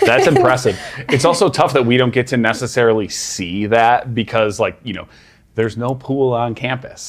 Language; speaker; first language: English; native; English